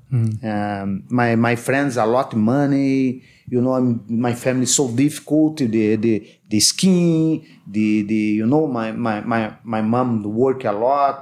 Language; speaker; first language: English; non-native, learner; Portuguese